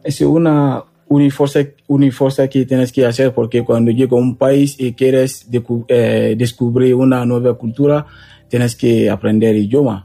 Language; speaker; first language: Spanish; non-native, learner; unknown